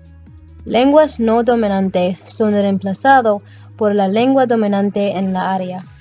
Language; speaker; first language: Spanish; non-native, learner; English